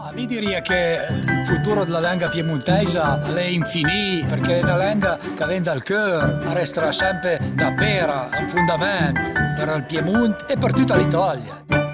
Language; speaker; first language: Italian; native; Italian